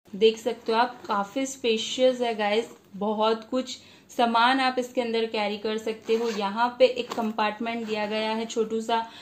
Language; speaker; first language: Hindi; non-native, local second language; Bangla